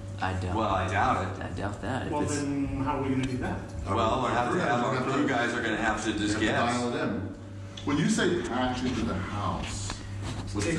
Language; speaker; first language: English; native; English